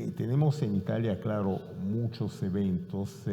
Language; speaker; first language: Spanish; non-native, fluent; Italian